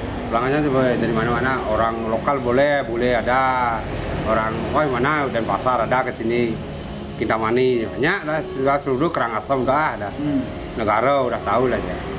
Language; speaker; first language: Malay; non-native, local second language; Balinese